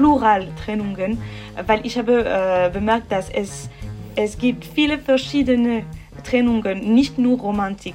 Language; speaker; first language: German; non-native, learner; French